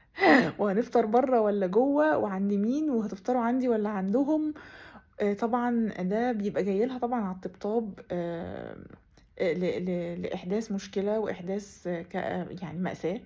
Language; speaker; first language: Arabic; native; Arabic